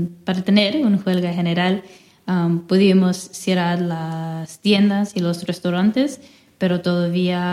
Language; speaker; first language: Spanish; non-native, fluent; English